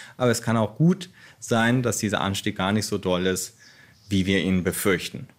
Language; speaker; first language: German; native; German